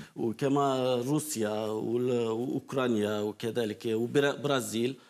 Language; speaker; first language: Arabic; non-native, fluent; Turkish